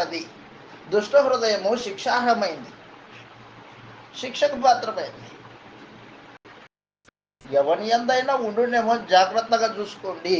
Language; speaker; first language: Telugu; native; Telugu